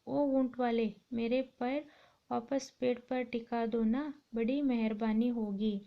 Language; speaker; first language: Hindi; non-native, local second language; Kannada